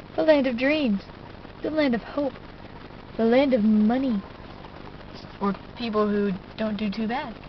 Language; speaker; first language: English; native; English